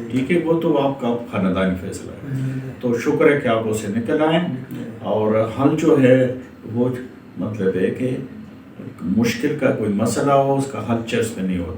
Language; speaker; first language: Urdu; native; Urdu